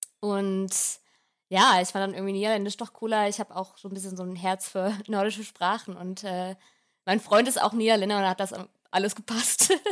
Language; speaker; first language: German; native; German